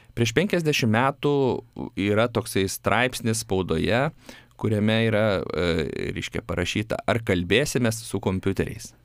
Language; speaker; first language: Lithuanian; native; Lithuanian